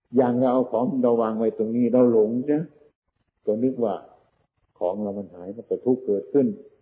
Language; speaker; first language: Thai; non-native, local second language; Northeastern Thai